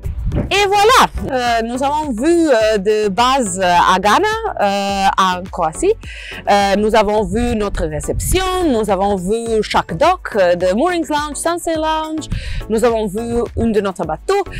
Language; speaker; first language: French; non-native, learner; Croatian